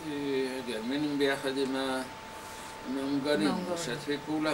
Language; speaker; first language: Hebrew; non-native, fluent; Hungarian